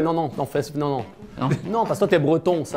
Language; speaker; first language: French; native; French